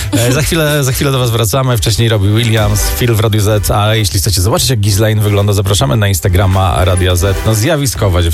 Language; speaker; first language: Polish; native; Polish